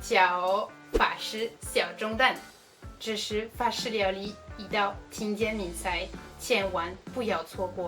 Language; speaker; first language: Chinese; non-native, fluent; French